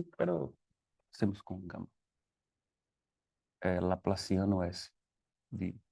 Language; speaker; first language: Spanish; non-native, learner; Portuguese